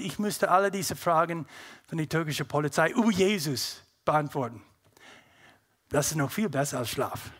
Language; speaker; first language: German; non-native, learner; English